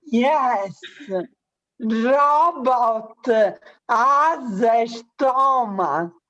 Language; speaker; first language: English; non-native, learner; Italian